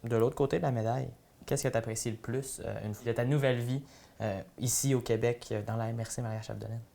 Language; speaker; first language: French; native; French